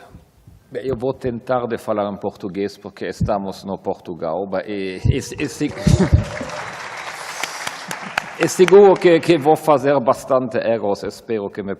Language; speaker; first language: Portuguese; non-native, fluent; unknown